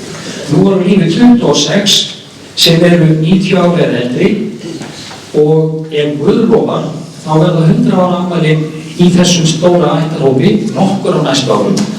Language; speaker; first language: Icelandic; native; Icelandic